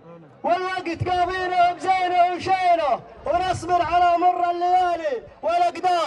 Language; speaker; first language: Arabic; native; Arabic